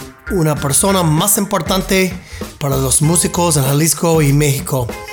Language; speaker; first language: Spanish; non-native, learner; English